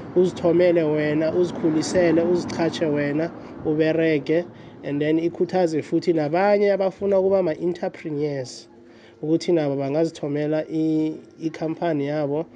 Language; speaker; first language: Zulu; non-native, local second language; South Ndebele